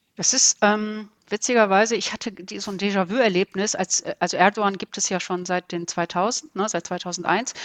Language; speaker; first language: German; early bilingual, other home language; Turkish